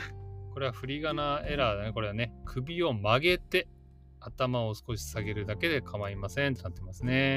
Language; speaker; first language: Japanese; native; Japanese